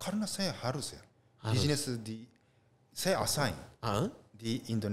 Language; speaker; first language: Indonesian; non-native, learner; Japanese